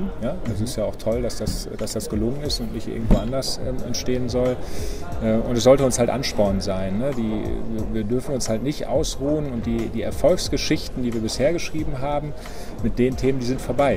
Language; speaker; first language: German; native; German